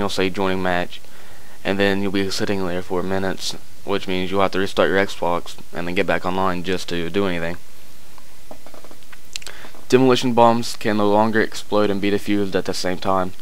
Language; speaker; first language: English; native; English